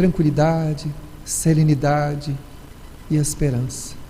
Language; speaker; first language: Portuguese; native; Portuguese